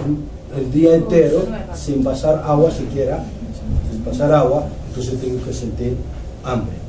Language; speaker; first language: Spanish; non-native, fluent; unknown